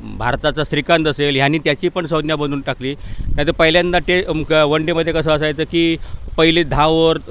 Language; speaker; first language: Marathi; native; Marathi